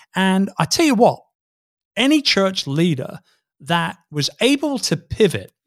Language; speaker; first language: English; native; English